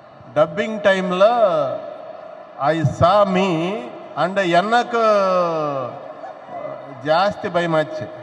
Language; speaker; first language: Tamil; non-native, learner; Telugu